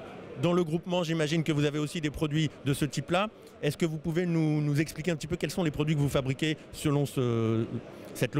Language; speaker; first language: French; native; French